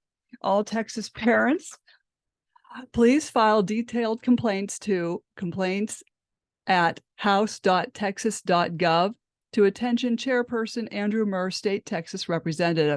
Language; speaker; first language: English; native; English